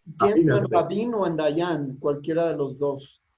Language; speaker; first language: Spanish; native; Spanish